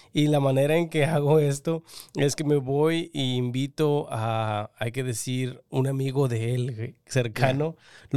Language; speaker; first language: Spanish; early bilingual, heritage; Spanish